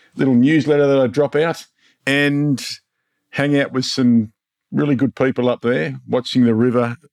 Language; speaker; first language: English; native; English